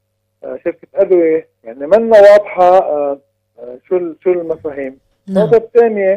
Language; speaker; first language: Arabic; native; Arabic